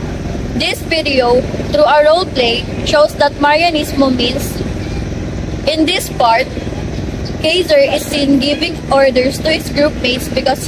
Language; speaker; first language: English; non-native, local second language; Filipino